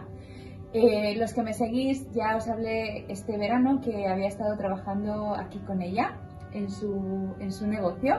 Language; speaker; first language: Spanish; native; Spanish